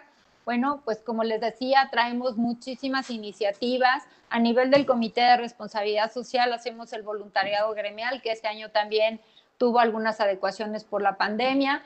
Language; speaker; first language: Spanish; native; Spanish